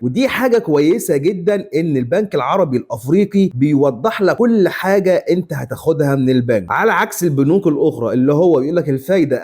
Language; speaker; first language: Arabic; native; Arabic